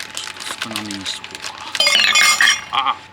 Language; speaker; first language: Japanese; native; Japanese